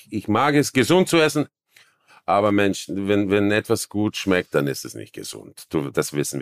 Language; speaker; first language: German; non-native, fluent; Croatian